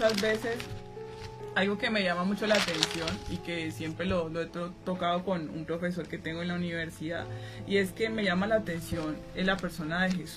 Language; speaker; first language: Spanish; native; Spanish